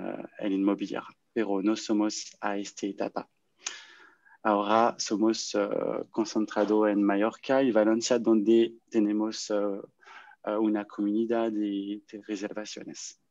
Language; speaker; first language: Spanish; non-native, learner; French